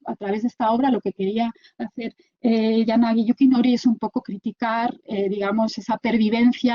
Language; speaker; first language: Spanish; native; Spanish